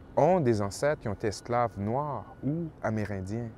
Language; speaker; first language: French; native; French